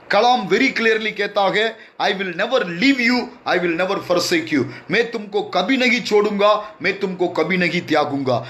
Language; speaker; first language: Hindi; non-native, local second language; Tamil